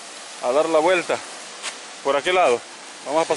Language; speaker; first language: Spanish; native; Spanish